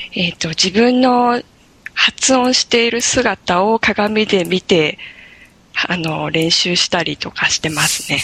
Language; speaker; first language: Japanese; native; Japanese